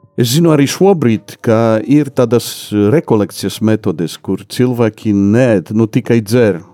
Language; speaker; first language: Latvian; non-native, fluent; Polish